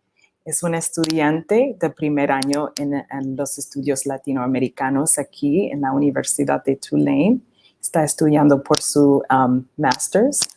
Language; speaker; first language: Spanish; non-native, fluent; English